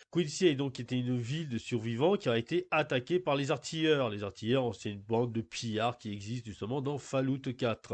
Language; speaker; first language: French; native; French